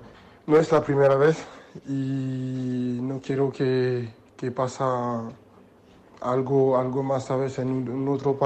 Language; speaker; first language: Spanish; non-native, learner; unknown